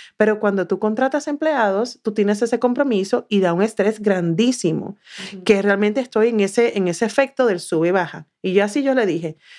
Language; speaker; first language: Spanish; native; Spanish